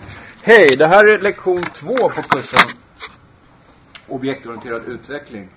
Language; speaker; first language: Swedish; native; Swedish